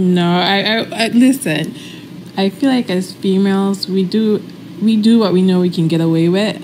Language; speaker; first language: English; native; English